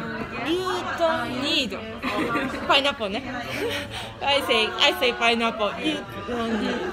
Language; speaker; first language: English; non-native, learner; Japanese